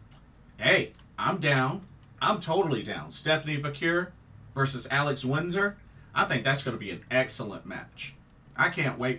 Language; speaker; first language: English; native; English